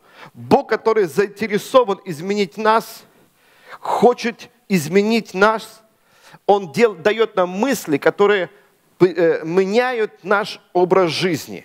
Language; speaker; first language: Russian; native; Russian